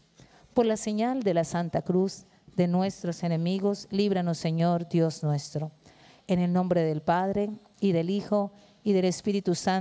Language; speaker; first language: Spanish; native; Spanish